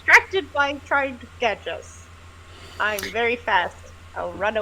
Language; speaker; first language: English; native; English